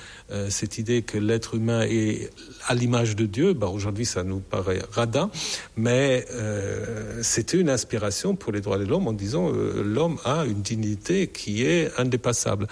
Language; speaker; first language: French; non-native, fluent; German